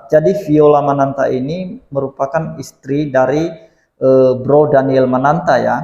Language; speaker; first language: Indonesian; native; Indonesian